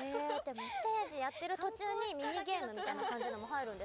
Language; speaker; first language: Japanese; native; Japanese